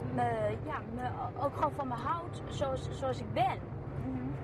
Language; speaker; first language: Dutch; early bilingual, other home language; Korean